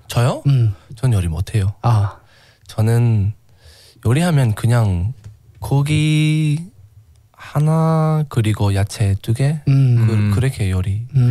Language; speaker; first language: Korean; non-native, learner; English